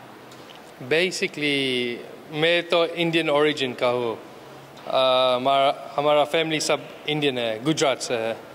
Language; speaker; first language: Hindi; early bilingual, heritage; Hindi